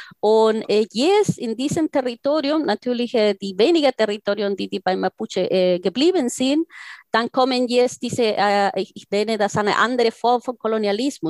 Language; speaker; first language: German; non-native, fluent; Spanish